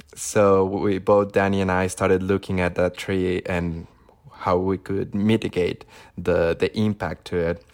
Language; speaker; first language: English; non-native, fluent; Spanish